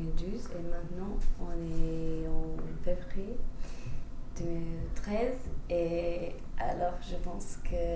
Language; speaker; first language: French; non-native, fluent; English